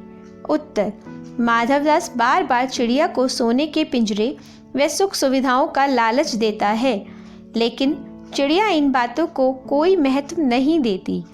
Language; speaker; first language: Hindi; native; Hindi